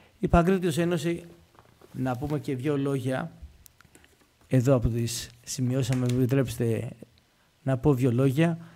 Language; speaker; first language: Greek; native; Greek